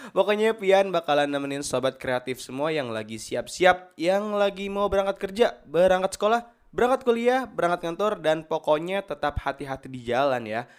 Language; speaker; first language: Indonesian; native; Indonesian